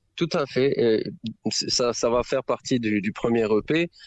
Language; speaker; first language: French; non-native, local second language; Arabic